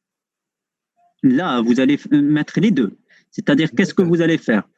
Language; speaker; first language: French; non-native, local second language; Arabic